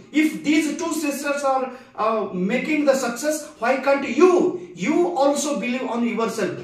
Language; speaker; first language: English; non-native, local second language; Marathi